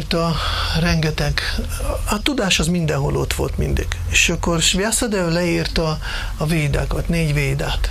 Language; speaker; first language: Hungarian; non-native, fluent; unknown